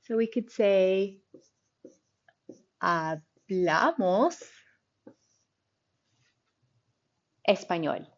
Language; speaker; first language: Spanish; non-native, fluent; English